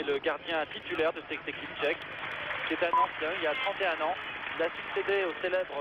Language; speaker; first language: French; native; French